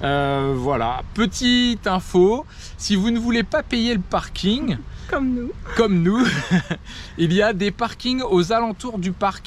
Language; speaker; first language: French; native; French